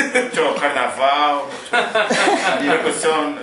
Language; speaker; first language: Spanish; non-native, learner; Portuguese